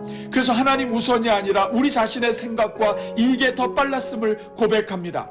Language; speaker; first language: Korean; native; Korean